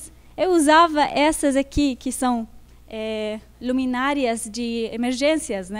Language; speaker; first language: Portuguese; non-native, fluent; Arabic